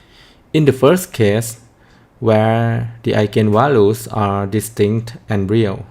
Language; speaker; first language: English; non-native, fluent; Thai